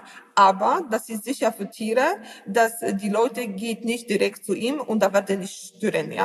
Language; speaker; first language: German; non-native, learner; Polish